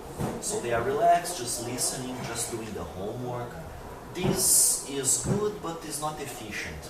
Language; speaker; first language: English; non-native, fluent; Portuguese